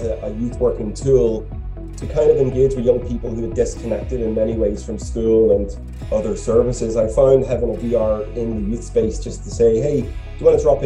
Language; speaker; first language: English; native; English